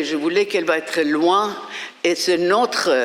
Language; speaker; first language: French; non-native, fluent; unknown